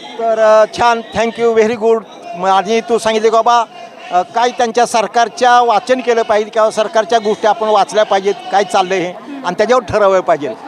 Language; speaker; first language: Marathi; native; Marathi